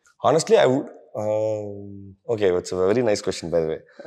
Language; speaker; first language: English; non-native, local second language; Tamil